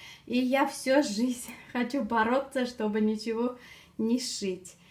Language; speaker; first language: Russian; non-native, fluent; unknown